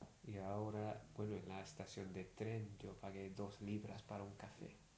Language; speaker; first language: Spanish; non-native, fluent; English